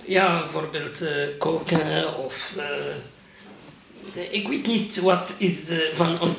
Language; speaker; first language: Dutch; non-native, learner; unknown